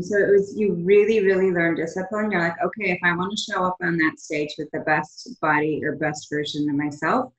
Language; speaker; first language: English; native; English